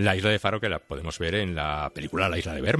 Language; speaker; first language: Spanish; native; Spanish